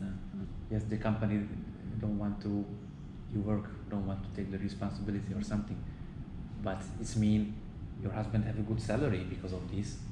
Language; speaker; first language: English; non-native, learner; Hungarian